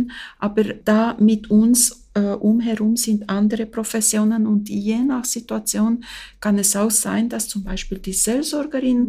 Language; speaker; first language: German; non-native, fluent; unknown